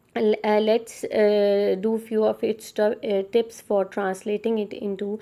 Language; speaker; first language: English; non-native, local second language; Urdu